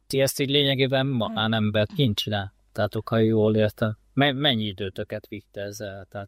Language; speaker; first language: Hungarian; native; Hungarian